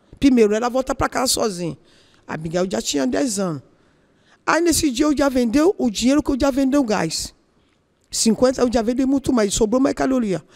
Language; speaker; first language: Portuguese; non-native, learner; Yoruba